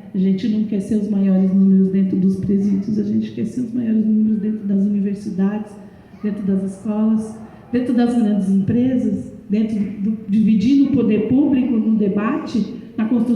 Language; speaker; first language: Portuguese; native; Portuguese